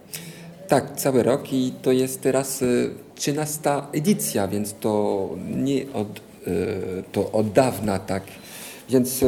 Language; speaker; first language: Polish; non-native, fluent; French